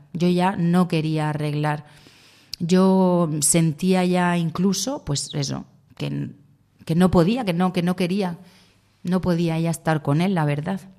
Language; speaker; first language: Spanish; native; Spanish